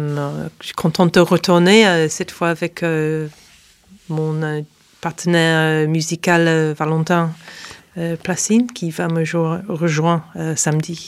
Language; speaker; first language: French; non-native, fluent; English